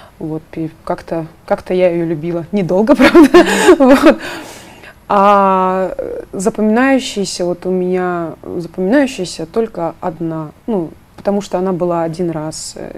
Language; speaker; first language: Russian; native; Russian